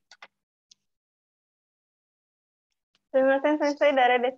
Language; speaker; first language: Japanese; non-native, learner; Indonesian